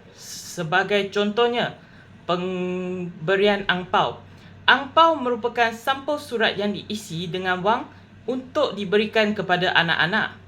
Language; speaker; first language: Malay; non-native, local second language; Chinese